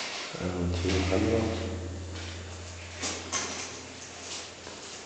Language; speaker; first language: German; native; German